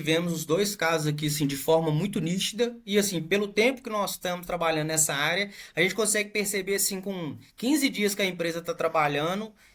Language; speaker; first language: Portuguese; native; Portuguese